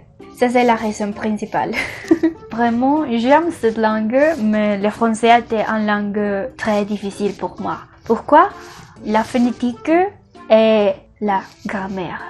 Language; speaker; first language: French; non-native, learner; Spanish